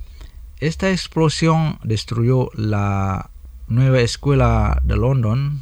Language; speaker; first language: Spanish; non-native, fluent; Indonesian